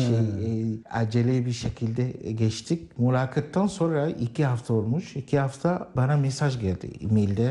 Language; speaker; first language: Turkish; non-native, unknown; Arabic